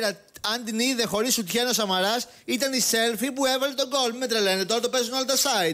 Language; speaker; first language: Greek; native; Greek